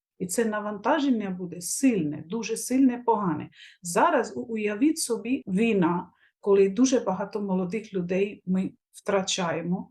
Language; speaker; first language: Ukrainian; non-native, fluent; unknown